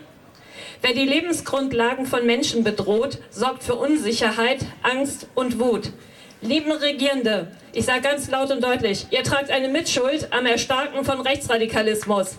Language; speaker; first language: German; native; German